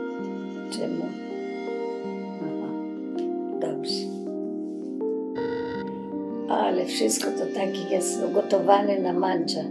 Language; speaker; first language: Polish; early bilingual, other home language; Macedonian